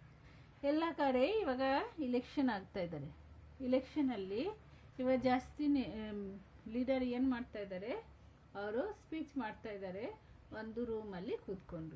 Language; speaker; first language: Kannada; non-native, fluent; Hindi